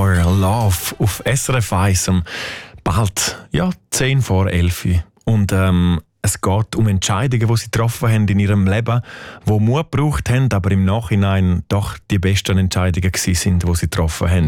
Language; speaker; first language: German; native; German